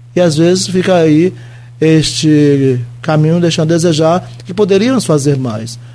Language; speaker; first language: Portuguese; native; Portuguese